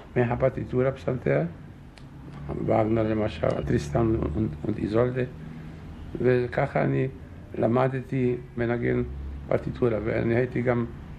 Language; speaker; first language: Hebrew; non-native, fluent; Czech